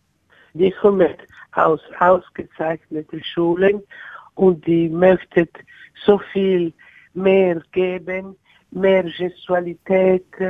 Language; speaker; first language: German; non-native, learner; Italian